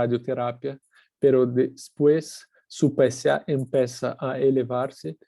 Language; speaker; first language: Spanish; non-native, fluent; Portuguese